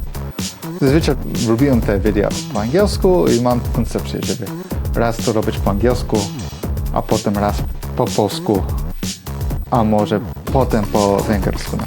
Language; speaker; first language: Polish; non-native, fluent; English